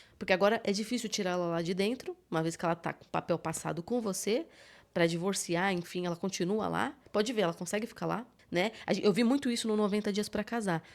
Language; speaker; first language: Portuguese; native; Portuguese